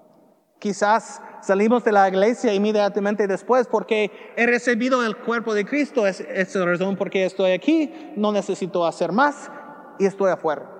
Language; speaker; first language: Spanish; non-native, learner; English